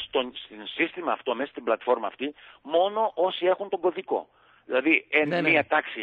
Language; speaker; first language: Greek; native; Greek